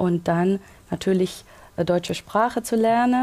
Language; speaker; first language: German; non-native, local second language; Persian